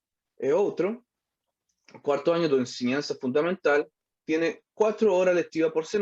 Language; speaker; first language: Portuguese; non-native, learner; Spanish